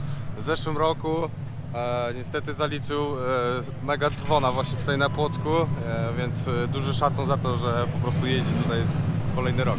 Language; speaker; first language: Polish; native; Polish